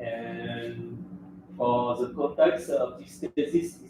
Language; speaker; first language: English; non-native, fluent; French